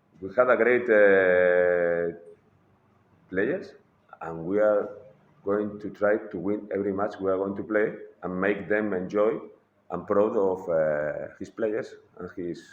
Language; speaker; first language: English; non-native, fluent; Spanish